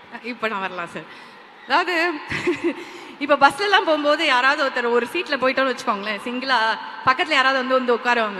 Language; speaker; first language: Tamil; native; Tamil